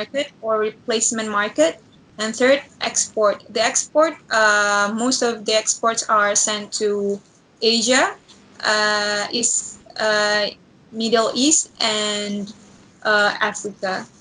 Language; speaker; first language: English; non-native, learner; Indonesian